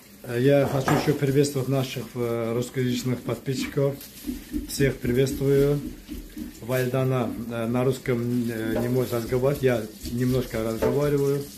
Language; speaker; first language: Russian; non-native, learner; Azerbaijani